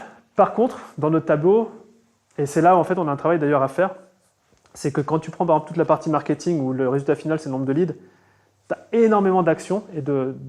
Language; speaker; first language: French; native; French